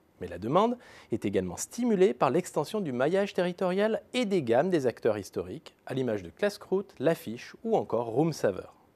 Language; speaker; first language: French; native; French